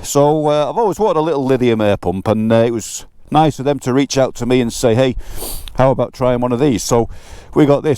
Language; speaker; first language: English; native; English